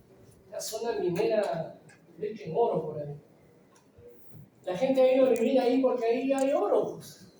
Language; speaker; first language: Spanish; native; Spanish